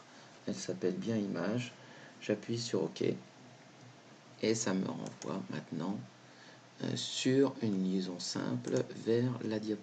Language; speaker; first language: French; native; French